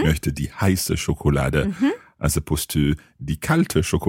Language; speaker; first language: German; non-native, learner; English